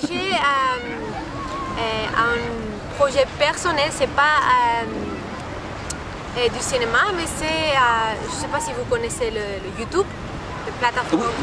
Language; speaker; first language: French; non-native, learner; Spanish